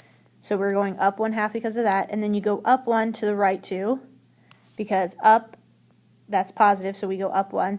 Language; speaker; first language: English; native; English